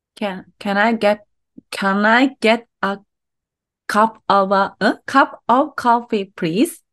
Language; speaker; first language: English; non-native, learner; Japanese